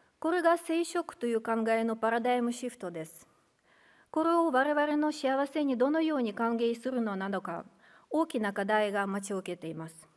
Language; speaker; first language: Japanese; non-native, fluent; Russian